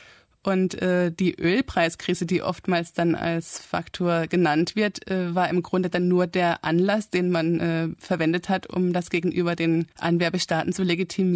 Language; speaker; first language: German; native; German